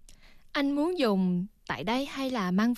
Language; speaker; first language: Vietnamese; native; Vietnamese